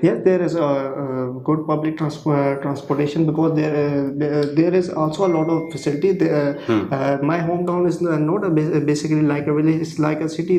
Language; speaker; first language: English; non-native, learner; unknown